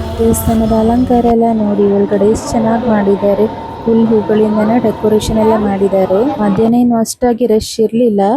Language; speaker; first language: Kannada; native; Kannada